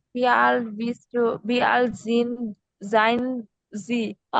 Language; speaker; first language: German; non-native, learner; Bangla